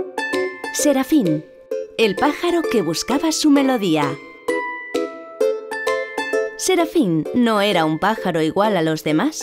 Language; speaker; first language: Spanish; native; Spanish